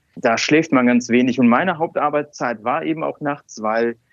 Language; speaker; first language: German; native; German